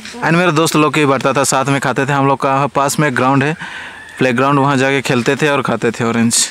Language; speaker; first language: Hindi; non-native, local second language; Sadri